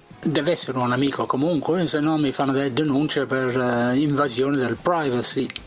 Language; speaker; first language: Italian; non-native, fluent; English